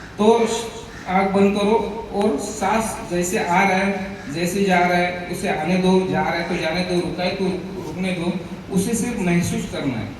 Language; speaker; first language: Hindi; non-native, local second language; Marathi